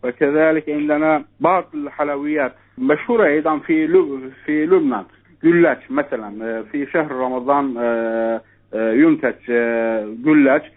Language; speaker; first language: Arabic; non-native, fluent; Turkish